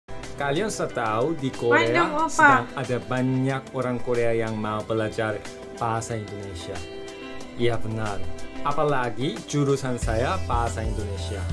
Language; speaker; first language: Indonesian; non-native, learner; Korean